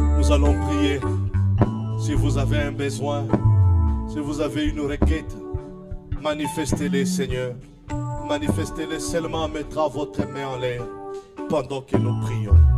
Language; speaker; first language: French; non-native, local second language; Swahili